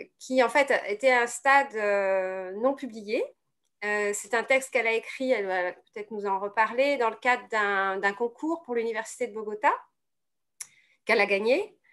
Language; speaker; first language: French; native; French